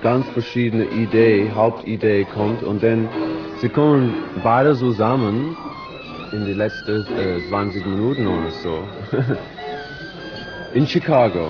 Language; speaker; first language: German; non-native, learner; English